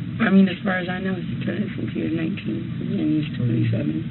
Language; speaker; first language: English; native; English